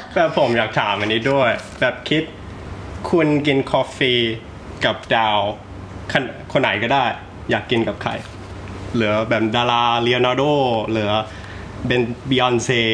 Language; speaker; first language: Thai; early bilingual, heritage; Thai